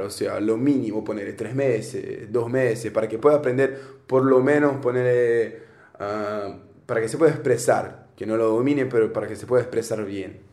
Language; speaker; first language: Spanish; native; Spanish